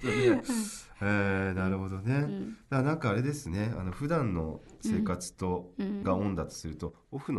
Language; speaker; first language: Japanese; native; Japanese